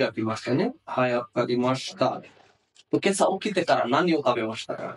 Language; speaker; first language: Japanese; non-native, fluent; Bangla